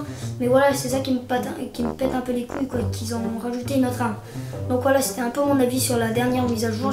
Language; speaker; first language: French; native; French